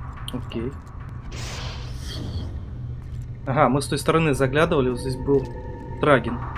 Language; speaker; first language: Russian; native; Russian